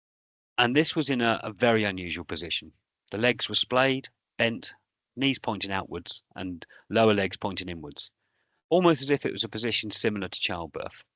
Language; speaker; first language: English; native; English